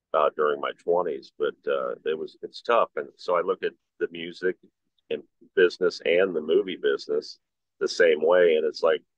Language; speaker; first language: English; native; English